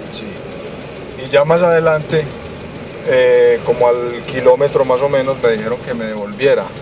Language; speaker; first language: Spanish; native; Spanish